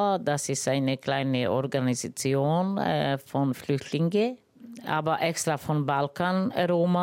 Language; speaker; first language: German; non-native, learner; Romany